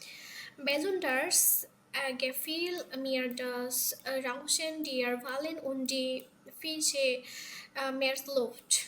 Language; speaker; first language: German; non-native, learner; Bangla